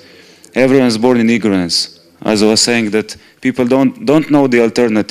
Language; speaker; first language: English; non-native, fluent; Slovenian